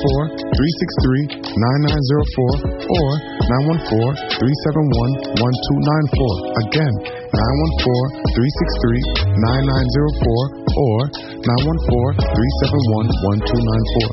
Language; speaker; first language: English; native; English